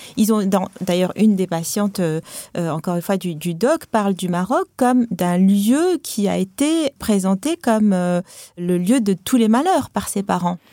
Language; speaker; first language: French; non-native, local second language; Arabic